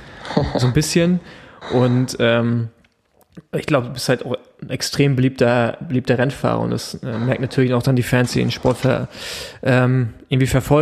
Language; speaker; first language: German; native; German